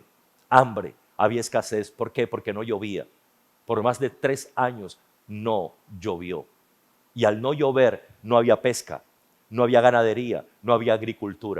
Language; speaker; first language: Spanish; native; Spanish